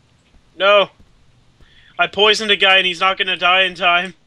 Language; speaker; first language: English; native; English